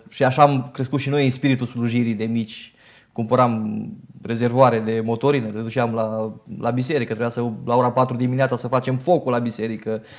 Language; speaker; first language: Romanian; native; Romanian